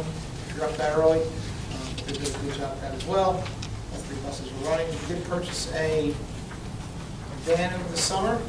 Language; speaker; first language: English; native; English